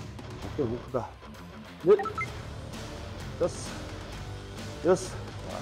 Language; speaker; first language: Korean; native; Korean